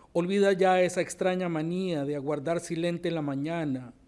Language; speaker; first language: Spanish; native; Spanish